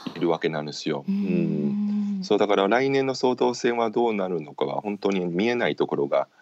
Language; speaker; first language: Japanese; non-native, fluent; Chinese